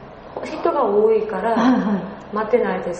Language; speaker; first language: Japanese; non-native, learner; Korean